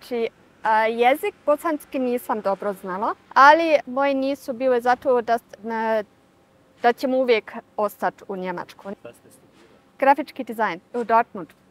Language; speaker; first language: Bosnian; early bilingual, heritage; Bosnian